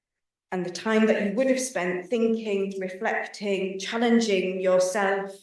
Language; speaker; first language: English; native; English